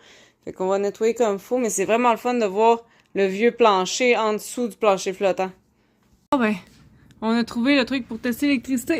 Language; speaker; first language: French; native; French